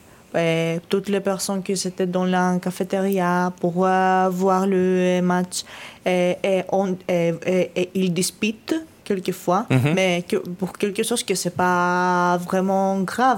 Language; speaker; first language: French; non-native, learner; Greek